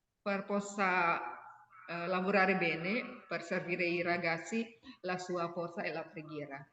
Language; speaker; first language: Italian; non-native, learner; Indonesian